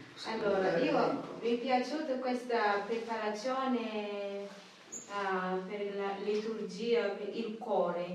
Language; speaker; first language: Italian; non-native, learner; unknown